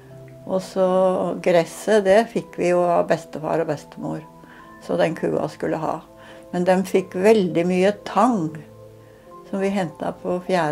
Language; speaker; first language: Norwegian; native; Norwegian